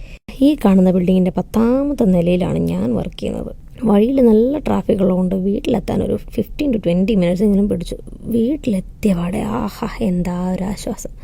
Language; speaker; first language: Malayalam; native; Malayalam